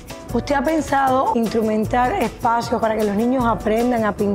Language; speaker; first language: Spanish; native; Spanish